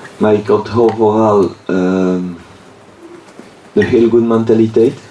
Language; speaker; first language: Dutch; non-native, local second language; French